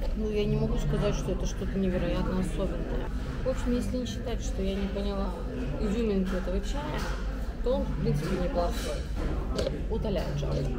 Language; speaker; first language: Russian; native; Russian